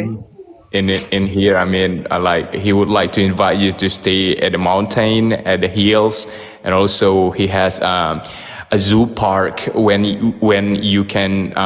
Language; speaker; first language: English; non-native, fluent; Indonesian